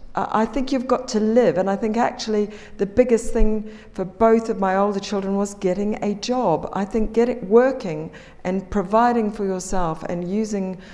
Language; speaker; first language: English; native; English